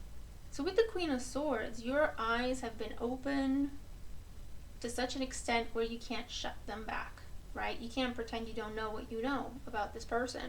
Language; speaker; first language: English; native; English